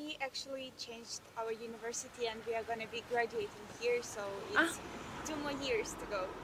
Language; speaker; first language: English; non-native, fluent; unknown